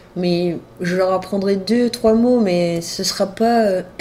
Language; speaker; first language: French; native; French